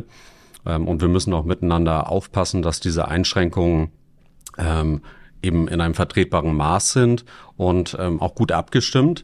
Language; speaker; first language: German; native; German